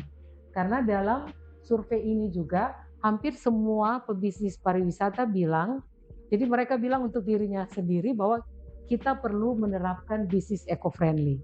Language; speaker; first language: Indonesian; native; Indonesian